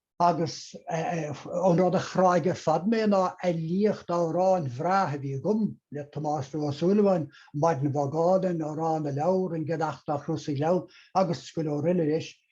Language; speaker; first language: Irish; native; Irish